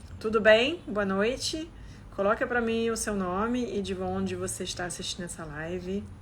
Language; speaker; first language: Portuguese; non-native, fluent; French